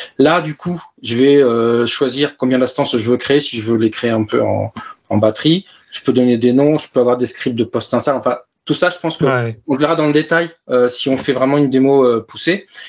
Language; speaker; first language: French; native; French